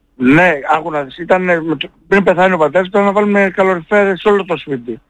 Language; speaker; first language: Greek; native; Greek